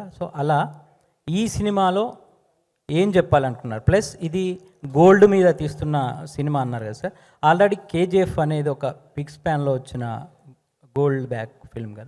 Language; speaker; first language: Telugu; native; Telugu